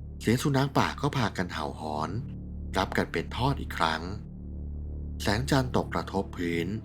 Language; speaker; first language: Thai; native; Thai